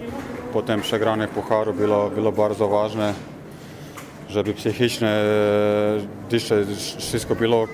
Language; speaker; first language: Polish; non-native, fluent; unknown